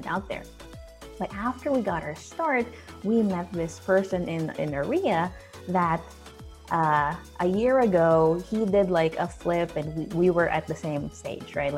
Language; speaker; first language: English; native; English